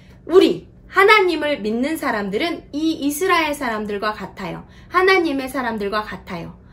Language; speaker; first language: Korean; native; Korean